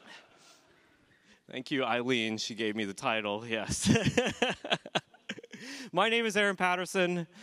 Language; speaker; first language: English; native; English